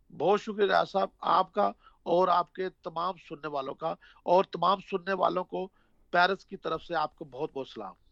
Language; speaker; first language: Urdu; non-native, local second language; Punjabi